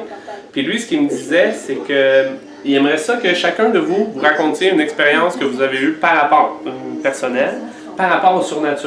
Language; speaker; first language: French; native; French